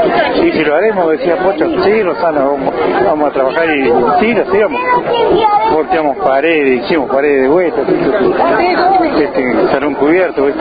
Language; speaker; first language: Spanish; native; Spanish